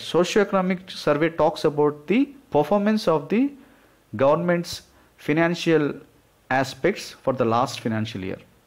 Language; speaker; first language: English; non-native, local second language; Telugu